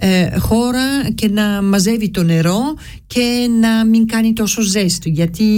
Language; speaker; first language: Greek; early bilingual, heritage; Greek